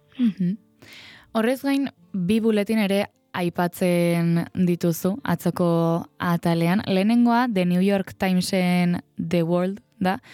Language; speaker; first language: Basque; native; Basque